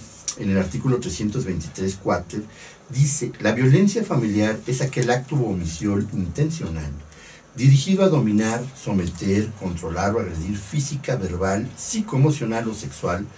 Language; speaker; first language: Spanish; native; Spanish